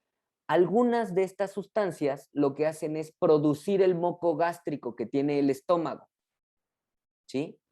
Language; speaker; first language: Spanish; native; Spanish